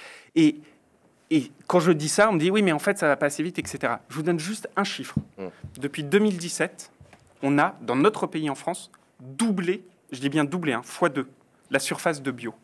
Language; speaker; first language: French; native; French